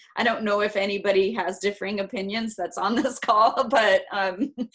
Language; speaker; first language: English; native; English